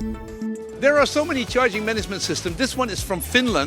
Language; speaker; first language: English; non-native, fluent; Dutch